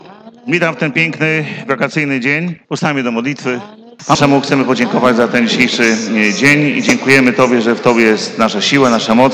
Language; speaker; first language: Polish; native; Polish